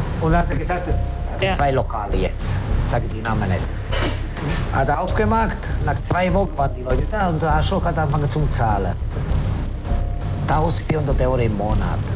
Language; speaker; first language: German; non-native, learner; Italian